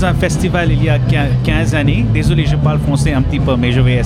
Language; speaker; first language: French; non-native, learner; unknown